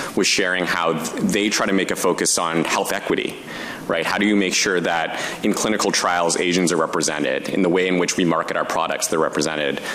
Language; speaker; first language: English; native; English